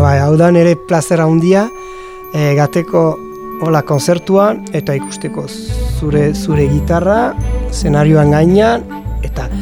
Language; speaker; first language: Basque; non-native, learner; French